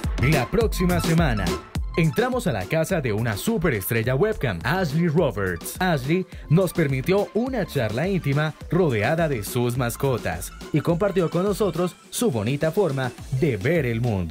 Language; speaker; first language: Spanish; native; Spanish